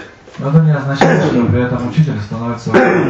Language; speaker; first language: Russian; native; Russian